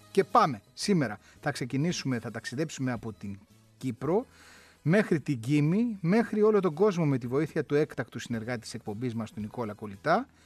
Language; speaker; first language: Greek; native; Greek